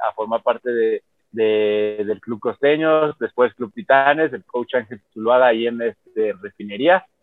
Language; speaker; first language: Spanish; native; Spanish